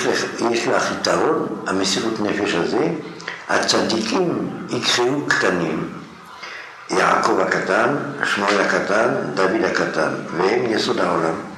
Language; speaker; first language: Hebrew; non-native, fluent; French